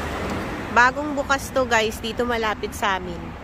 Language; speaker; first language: Filipino; native; Filipino